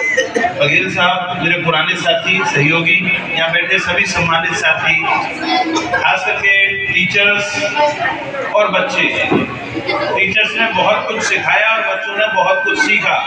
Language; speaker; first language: Hindi; native; Hindi